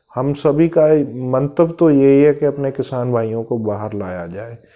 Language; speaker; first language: Hindi; non-native, local second language; Punjabi